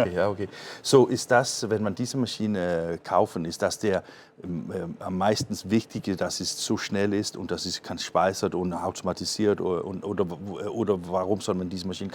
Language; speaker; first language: German; non-native, fluent; Danish